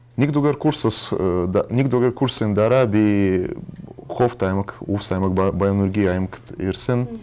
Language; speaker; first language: Mongolian; non-native, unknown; Russian